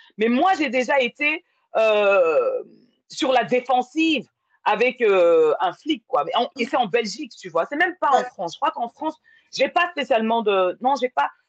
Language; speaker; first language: French; native; French